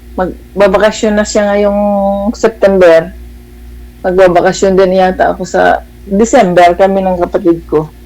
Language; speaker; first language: Filipino; non-native, local second language; Iloko